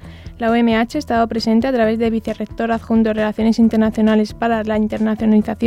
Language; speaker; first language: Spanish; native; Spanish